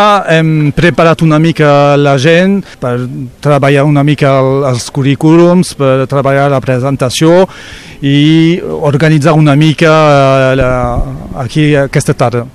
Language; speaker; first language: Catalan; non-native, local second language; French